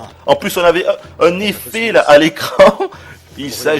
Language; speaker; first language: French; native; French